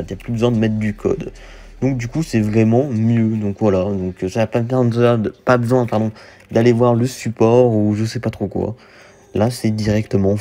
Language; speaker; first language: French; native; French